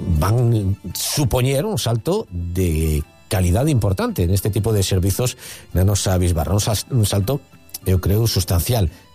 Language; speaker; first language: Galician; native; Galician